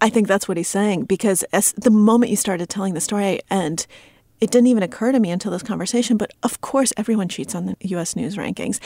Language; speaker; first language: English; early bilingual, other home language; Russian